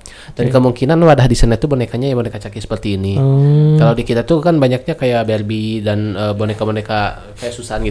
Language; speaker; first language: Indonesian; native; Indonesian